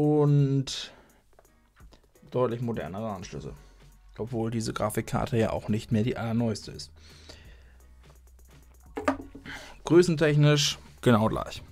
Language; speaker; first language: German; native; German